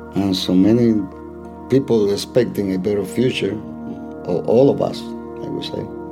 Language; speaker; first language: English; non-native, fluent; Spanish